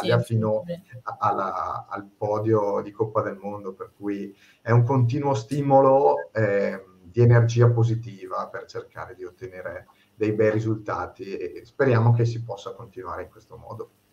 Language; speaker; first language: Italian; native; Italian